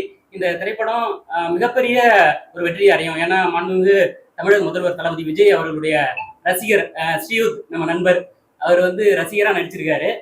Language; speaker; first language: Tamil; native; Tamil